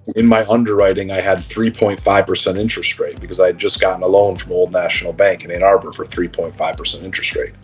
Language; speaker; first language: English; native; English